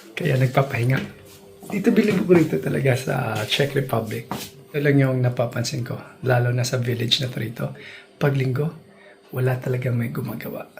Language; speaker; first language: Filipino; native; Filipino